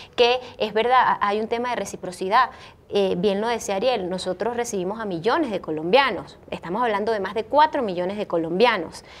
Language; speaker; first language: Spanish; native; Spanish